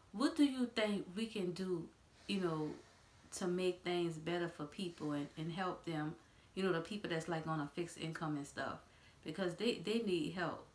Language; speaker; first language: English; native; English